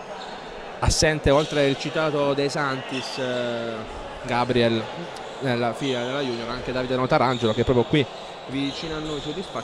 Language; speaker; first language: Italian; native; Italian